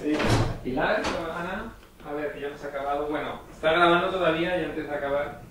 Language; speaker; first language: Spanish; native; Spanish